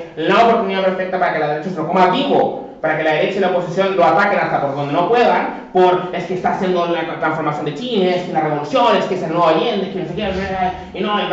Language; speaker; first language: Spanish; native; Spanish